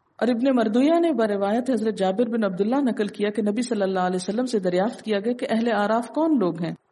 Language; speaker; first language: Urdu; native; Urdu